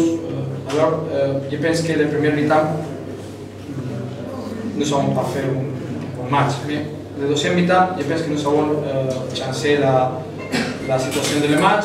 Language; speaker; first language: French; non-native, fluent; Spanish